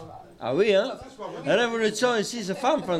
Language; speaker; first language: French; non-native, learner; Albanian